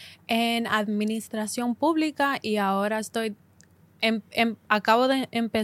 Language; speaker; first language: Spanish; early bilingual, heritage; Spanish